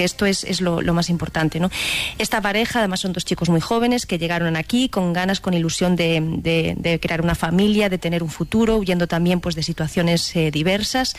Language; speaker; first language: Spanish; native; Spanish